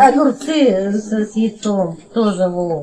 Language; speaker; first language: Russian; native; Russian